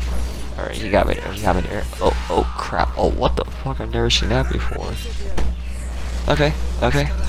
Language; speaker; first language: English; native; English